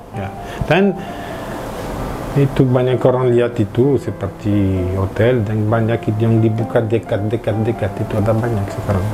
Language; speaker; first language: Indonesian; non-native, learner; French